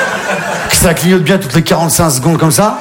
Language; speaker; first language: French; native; French